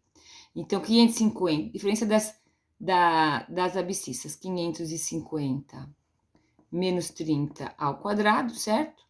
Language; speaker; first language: Portuguese; native; Portuguese